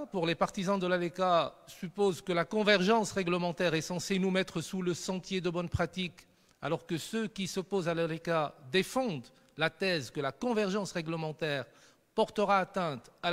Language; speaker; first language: French; non-native, local second language; Arabic